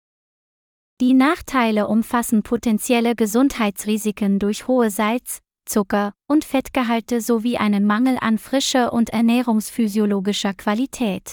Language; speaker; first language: German; non-native, learner; Vietnamese